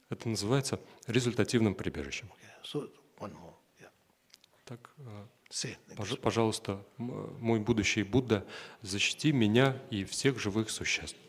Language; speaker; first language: Russian; native; Russian